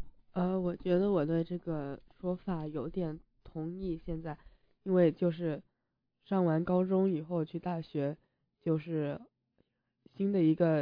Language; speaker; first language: Chinese; early bilingual, heritage; Chinese